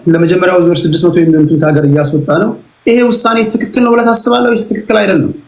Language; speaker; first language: Amharic; native; Amharic